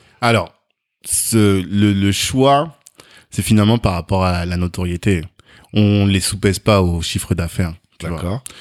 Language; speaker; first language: French; native; French